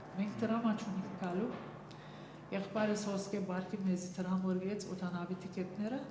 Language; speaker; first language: Armenian; early bilingual, heritage; Armenian